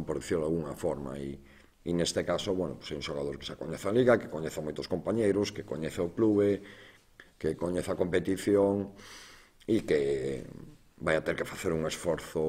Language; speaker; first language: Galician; native; Galician